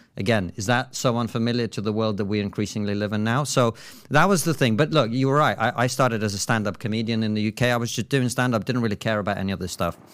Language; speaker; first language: English; non-native, fluent; Russian